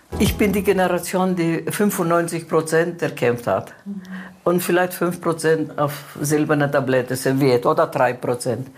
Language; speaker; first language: German; non-native, fluent; Greek